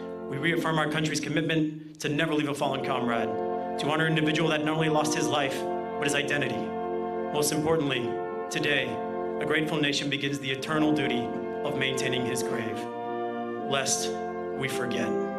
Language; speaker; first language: English; native; English